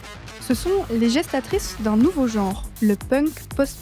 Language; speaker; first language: French; native; French